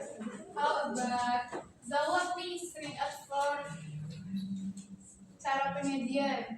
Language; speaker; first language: English; non-native, learner; Indonesian